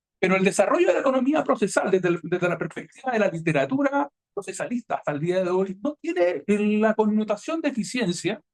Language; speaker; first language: Spanish; native; Spanish